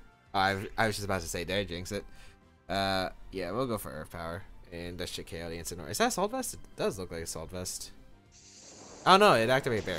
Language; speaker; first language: English; native; English